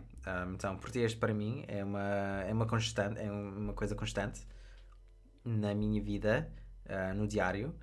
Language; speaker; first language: Portuguese; non-native, fluent; English